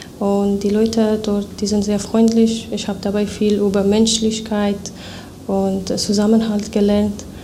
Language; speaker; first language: German; non-native, fluent; Persian